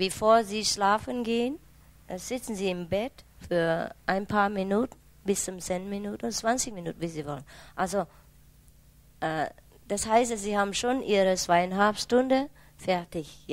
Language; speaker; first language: German; non-native, learner; Vietnamese